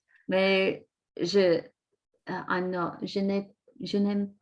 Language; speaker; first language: French; non-native, learner; English